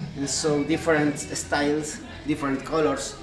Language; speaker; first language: English; non-native, learner; Spanish